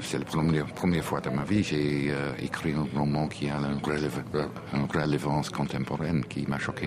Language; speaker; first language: French; non-native, fluent; English